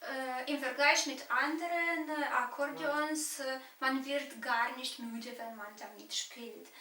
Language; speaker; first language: German; non-native, fluent; Romanian